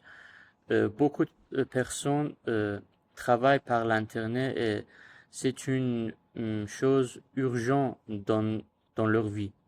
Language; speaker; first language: French; non-native, learner; Persian